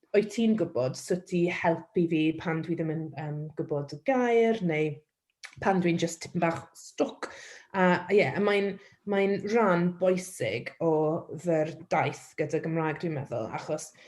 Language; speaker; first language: Welsh; non-native, local second language; English